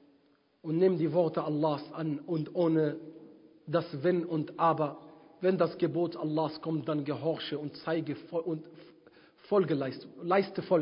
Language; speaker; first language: German; non-native, fluent; Arabic